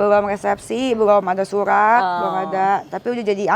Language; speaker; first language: Indonesian; native; Indonesian